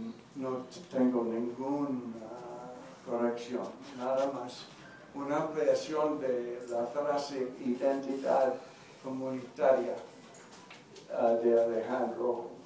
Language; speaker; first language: Spanish; non-native, learner; English